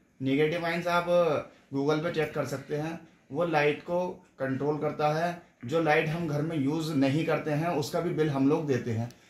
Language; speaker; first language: Hindi; native; Hindi